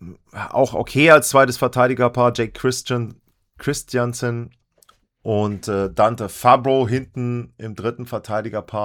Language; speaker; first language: German; native; German